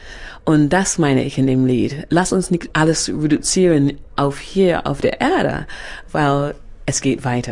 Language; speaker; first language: German; non-native, fluent; English